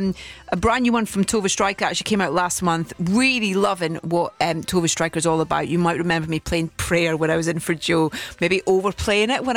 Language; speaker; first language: English; native; English